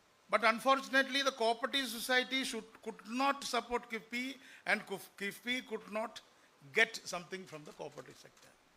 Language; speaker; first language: English; non-native, local second language; Malayalam